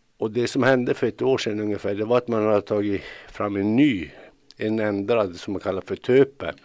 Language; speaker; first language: Swedish; native; Swedish